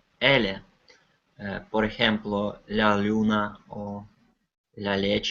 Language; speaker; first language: Spanish; non-native, learner; Russian